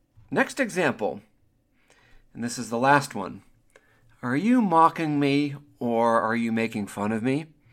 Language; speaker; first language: English; native; English